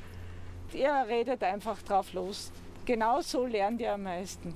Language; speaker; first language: German; native; German